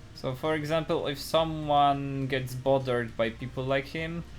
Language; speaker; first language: English; non-native, fluent; Polish